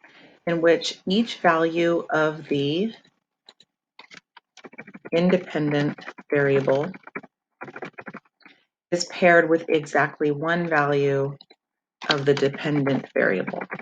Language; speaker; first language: English; native; English